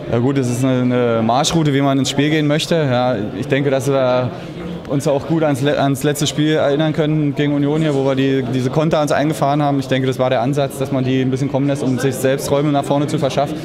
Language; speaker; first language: German; native; German